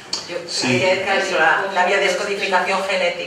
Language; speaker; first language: Spanish; native; Spanish